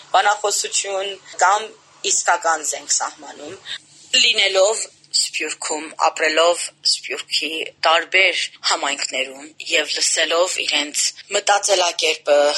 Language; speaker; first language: Armenian; early bilingual, heritage; Armenian